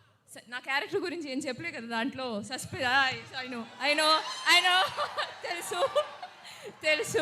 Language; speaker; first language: Telugu; non-native, fluent; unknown